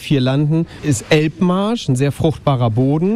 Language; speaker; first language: German; native; German